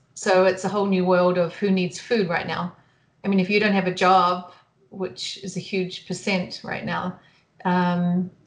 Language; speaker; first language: English; native; English